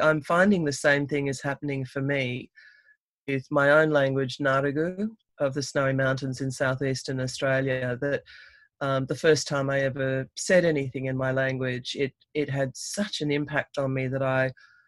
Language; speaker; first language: English; native; English